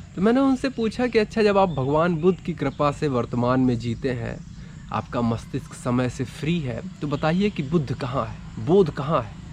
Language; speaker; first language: Hindi; native; Hindi